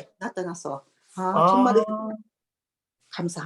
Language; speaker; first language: Korean; non-native, learner; Japanese